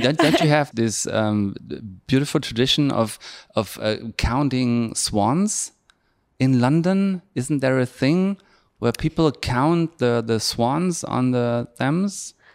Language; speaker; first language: English; non-native, fluent; German